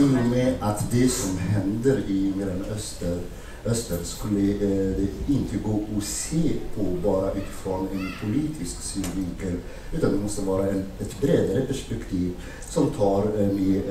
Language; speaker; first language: Swedish; non-native, fluent; Arabic